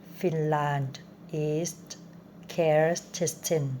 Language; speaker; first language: German; non-native, learner; Thai